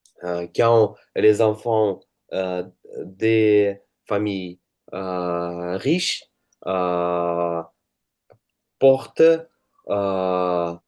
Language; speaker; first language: French; non-native, learner; Russian